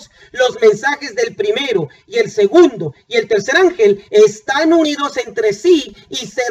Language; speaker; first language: Spanish; native; Spanish